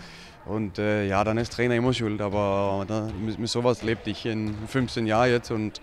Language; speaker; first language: German; non-native, fluent; Danish